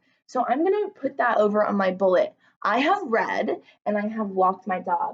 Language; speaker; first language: English; native; English